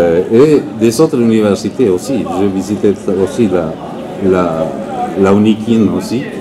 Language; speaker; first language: French; non-native, learner; Spanish